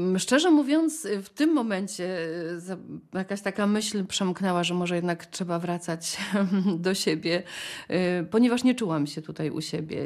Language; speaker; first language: Polish; native; Polish